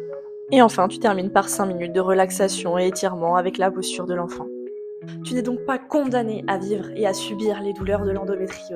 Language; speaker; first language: French; native; French